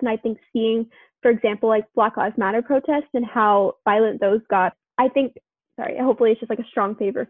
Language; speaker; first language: English; native; English